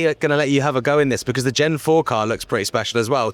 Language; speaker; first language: English; native; English